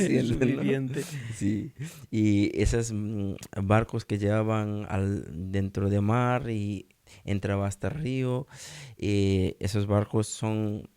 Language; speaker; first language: Spanish; non-native, learner; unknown